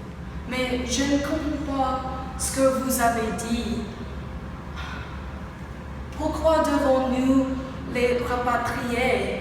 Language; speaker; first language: French; non-native, learner; English